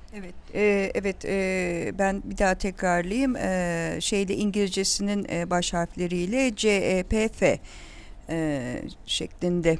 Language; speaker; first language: Turkish; native; Turkish